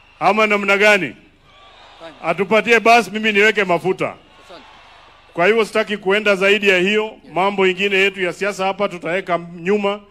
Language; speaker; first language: Swahili; non-native, local second language; Luo (Kenya and Tanzania)